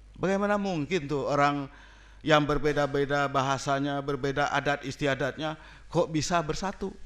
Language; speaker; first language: Indonesian; non-native, local second language; Minangkabau